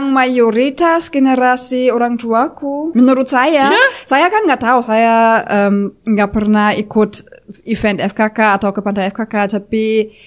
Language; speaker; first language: Indonesian; non-native, fluent; German